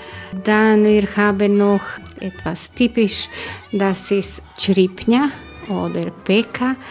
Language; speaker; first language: German; non-native, learner; Croatian